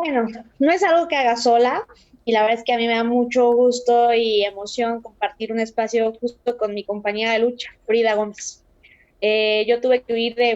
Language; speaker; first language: Spanish; native; Spanish